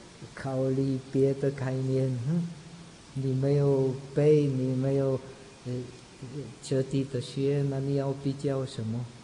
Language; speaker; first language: Chinese; non-native, fluent; Czech